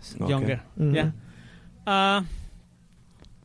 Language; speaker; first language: English; non-native, learner; Spanish